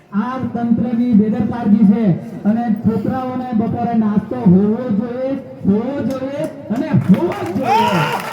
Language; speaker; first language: Gujarati; non-native, local second language; Rathawi